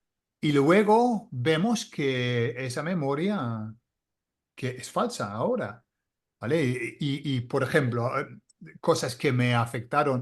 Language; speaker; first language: Spanish; non-native, fluent; English